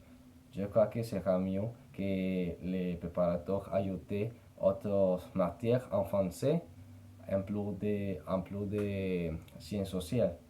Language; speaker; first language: French; non-native, learner; Spanish